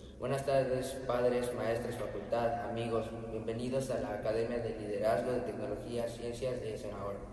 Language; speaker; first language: Spanish; early bilingual, other home language; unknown